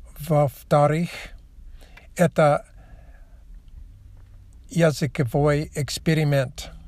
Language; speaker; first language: Russian; non-native, learner; English